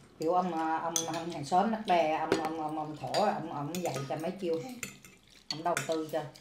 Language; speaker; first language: Vietnamese; native; Vietnamese